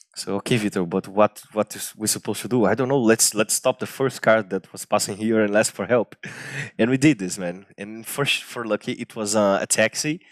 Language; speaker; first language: English; non-native, fluent; Portuguese